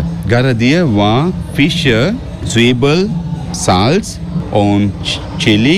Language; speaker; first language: German; non-native, learner; Sinhala